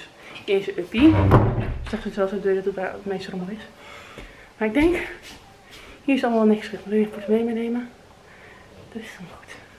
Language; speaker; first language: Dutch; native; Dutch